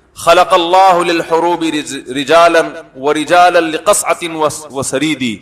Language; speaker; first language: Urdu; native; Urdu